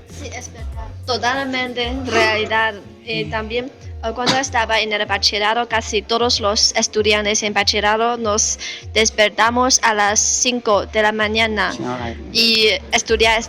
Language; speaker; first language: Spanish; non-native, learner; Chinese